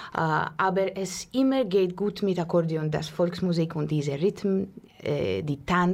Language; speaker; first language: German; non-native, fluent; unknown